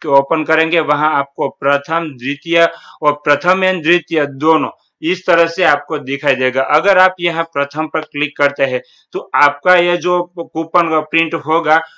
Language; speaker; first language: Hindi; non-native, local second language; Gujarati